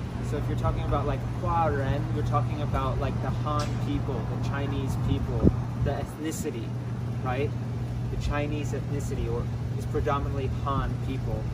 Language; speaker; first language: English; native; English